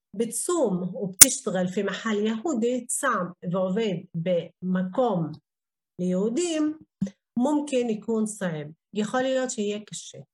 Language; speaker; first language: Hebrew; non-native, local second language; Arabic